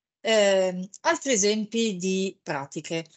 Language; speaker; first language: Italian; native; Italian